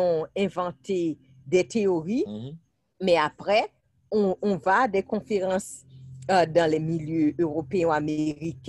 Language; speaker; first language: French; non-native, local second language; Haitian Creole